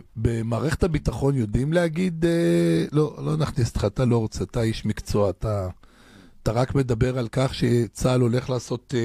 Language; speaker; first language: Hebrew; native; Hebrew